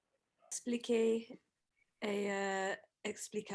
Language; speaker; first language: French; non-native, fluent; English